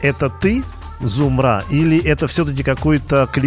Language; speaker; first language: Russian; native; Russian